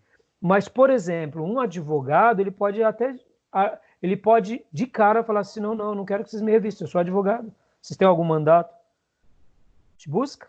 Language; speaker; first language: Portuguese; native; Portuguese